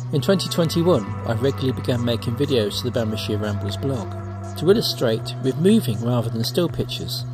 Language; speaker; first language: English; native; English